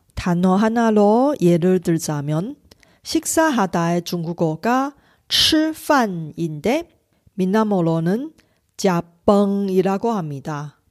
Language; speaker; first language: Korean; non-native, fluent; Chinese